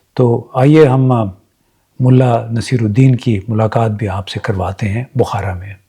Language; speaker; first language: Urdu; native; Urdu